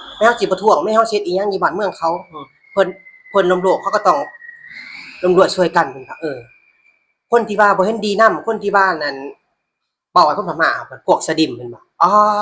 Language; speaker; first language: Thai; native; Thai